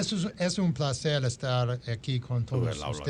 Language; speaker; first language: Spanish; non-native, learner; English